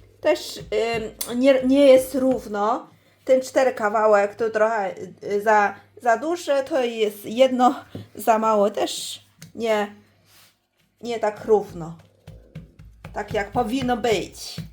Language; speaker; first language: Polish; non-native, learner; Chinese